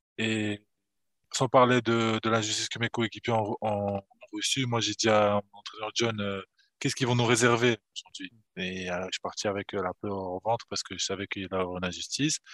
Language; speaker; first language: French; early bilingual, other home language; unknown